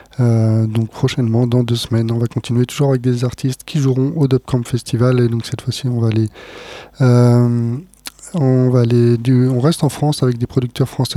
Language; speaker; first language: French; native; French